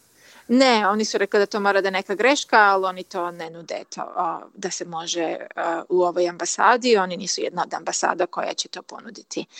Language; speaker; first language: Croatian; early bilingual, heritage; Croatian